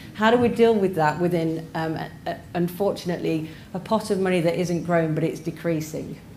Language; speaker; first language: English; native; English